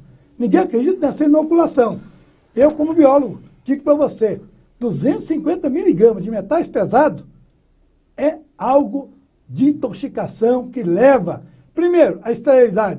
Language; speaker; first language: Portuguese; native; Portuguese